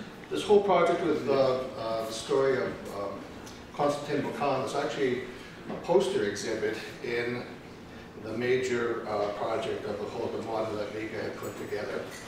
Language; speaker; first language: English; early bilingual, other home language; Ukrainian